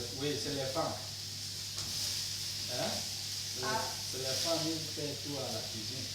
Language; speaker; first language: French; non-native, learner; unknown